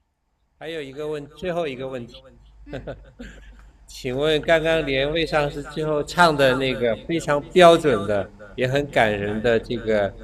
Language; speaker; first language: Chinese; native; Chinese